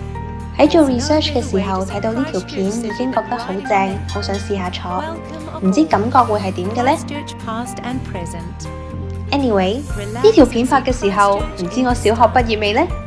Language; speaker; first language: Chinese; native; Chinese